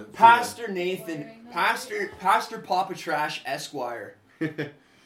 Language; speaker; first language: English; native; English